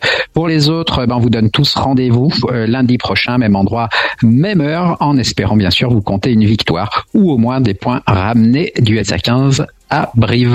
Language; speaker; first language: French; native; French